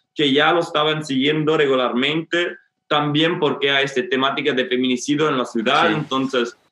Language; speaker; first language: Spanish; non-native, fluent; English